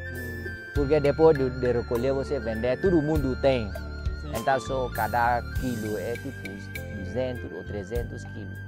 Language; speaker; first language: Portuguese; non-native, learner; Vietnamese